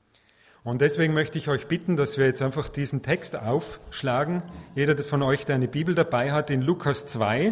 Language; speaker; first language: German; native; German